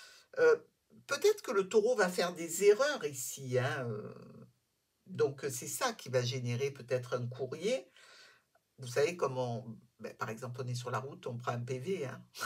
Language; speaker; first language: French; native; French